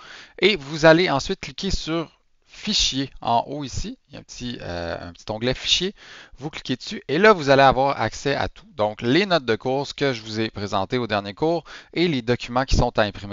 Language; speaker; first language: French; native; French